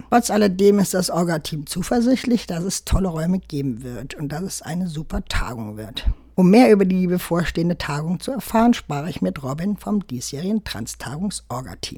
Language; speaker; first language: German; native; German